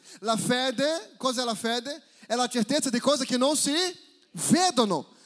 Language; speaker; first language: Italian; non-native, fluent; Portuguese